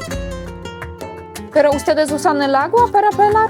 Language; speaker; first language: Spanish; non-native, fluent; Polish